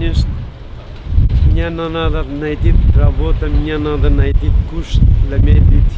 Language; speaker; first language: Russian; non-native, learner; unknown